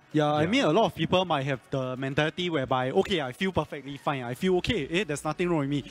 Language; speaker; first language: English; non-native, local second language; Chinese